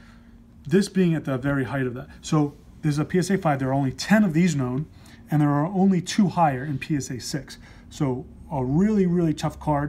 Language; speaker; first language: English; native; English